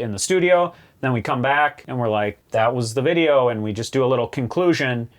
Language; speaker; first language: English; native; English